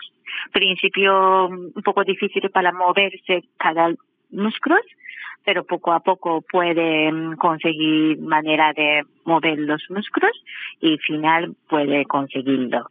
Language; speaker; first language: Spanish; non-native, learner; Japanese